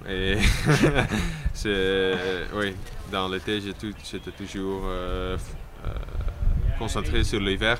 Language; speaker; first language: French; non-native, local second language; Dutch